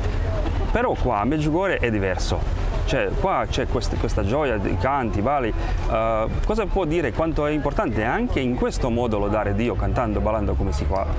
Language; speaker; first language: Italian; non-native, fluent; Croatian